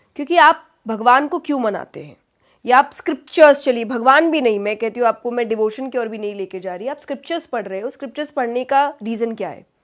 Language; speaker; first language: Hindi; native; Hindi